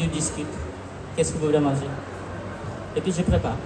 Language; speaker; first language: French; non-native, fluent; Japanese